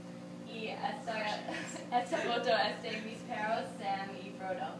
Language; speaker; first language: Spanish; non-native, learner; English